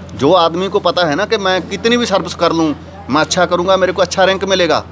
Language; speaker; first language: Hindi; native; Hindi